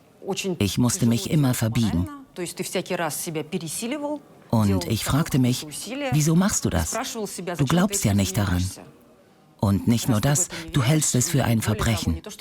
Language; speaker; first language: German; non-native, fluent; Russian